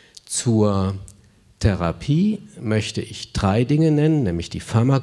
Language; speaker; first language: German; native; German